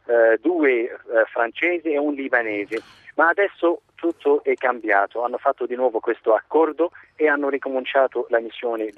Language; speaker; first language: Italian; non-native, fluent; Arabic